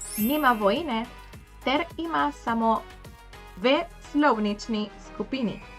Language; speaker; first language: Slovenian; non-native, fluent; Spanish